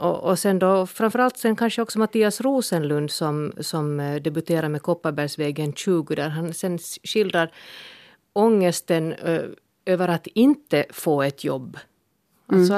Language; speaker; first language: Swedish; native; Swedish